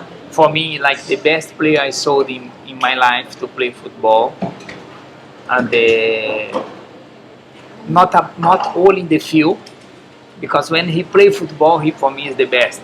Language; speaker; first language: English; non-native, learner; Portuguese